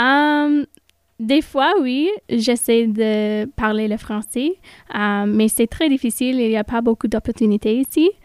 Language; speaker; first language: French; non-native, local second language; English